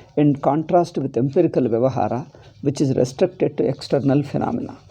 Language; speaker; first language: English; non-native, local second language; Kannada